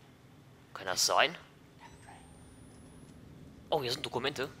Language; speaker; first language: German; native; German